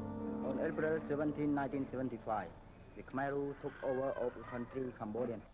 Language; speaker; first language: English; non-native, learner; Khmer